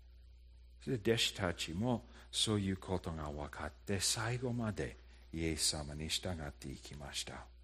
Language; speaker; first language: Japanese; non-native, fluent; English